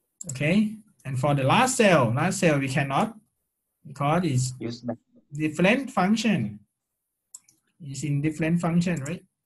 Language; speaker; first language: English; non-native, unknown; Thai